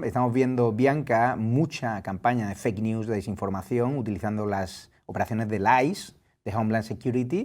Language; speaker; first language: Spanish; native; Spanish